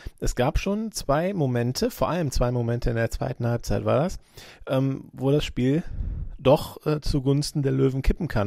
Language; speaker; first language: German; native; German